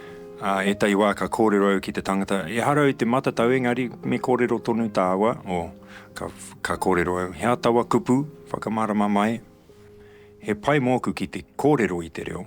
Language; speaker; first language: Māori; non-native, local second language; English